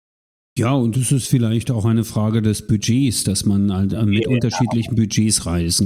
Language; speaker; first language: German; native; German